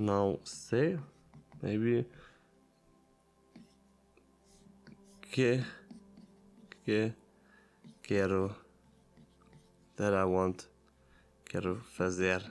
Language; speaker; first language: Portuguese; non-native, learner; Italian